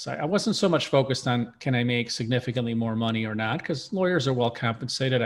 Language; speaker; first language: English; early bilingual, other home language; Russian